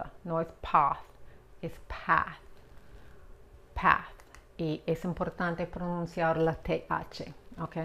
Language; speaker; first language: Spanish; non-native, fluent; English